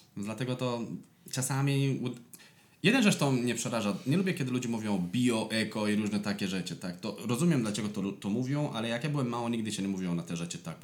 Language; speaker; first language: Polish; non-native, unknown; Romanian